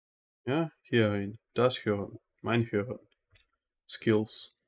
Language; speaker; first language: German; non-native, learner; Russian